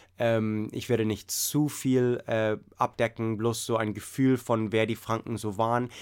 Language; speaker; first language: German; non-native, fluent; English